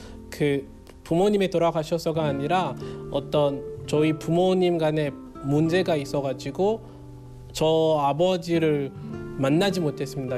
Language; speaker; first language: Korean; non-native, fluent; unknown